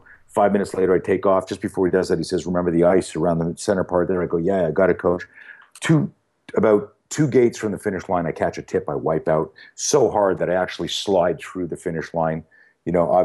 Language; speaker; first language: English; native; English